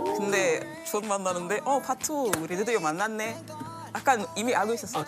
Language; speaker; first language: Korean; non-native, fluent; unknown